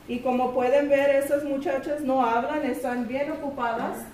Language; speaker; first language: Spanish; early bilingual, heritage; Spanish